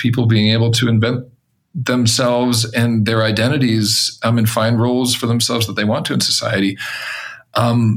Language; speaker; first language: English; native; English